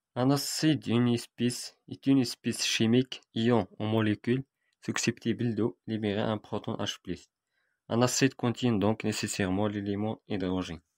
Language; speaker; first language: French; non-native, local second language; Arabic